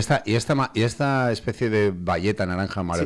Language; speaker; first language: Spanish; native; Spanish